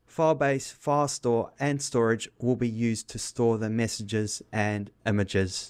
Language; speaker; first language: English; native; English